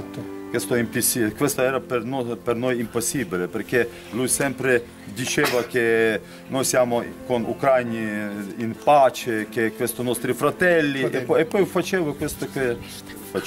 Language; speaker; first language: Italian; non-native, learner; Ukrainian